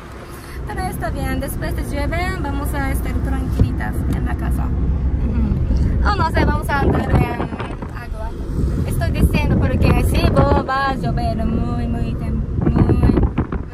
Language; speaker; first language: Spanish; non-native, learner; Japanese